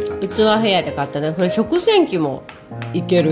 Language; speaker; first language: Japanese; native; Japanese